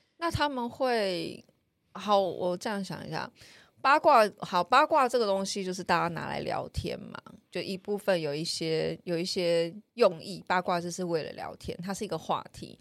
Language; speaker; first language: Chinese; native; Chinese